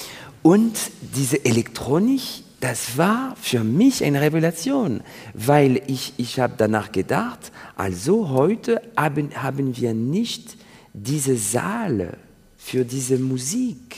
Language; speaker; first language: German; non-native, learner; French